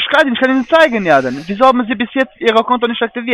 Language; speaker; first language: German; non-native, fluent; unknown